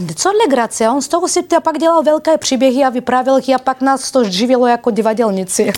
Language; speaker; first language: Czech; non-native, fluent; Bulgarian